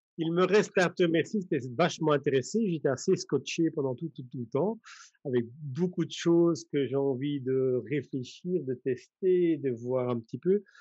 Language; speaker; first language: French; native; French